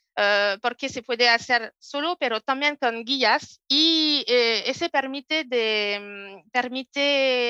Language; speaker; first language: Spanish; non-native, learner; French